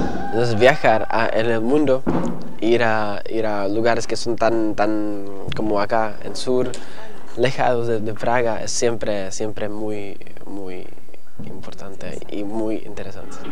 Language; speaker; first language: Spanish; non-native, fluent; Czech